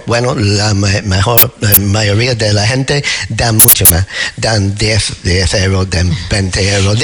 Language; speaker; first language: Spanish; non-native, learner; English